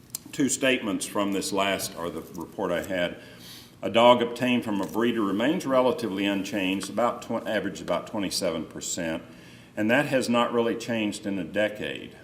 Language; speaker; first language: English; native; English